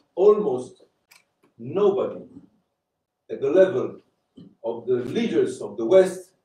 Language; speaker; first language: English; non-native, fluent; Romanian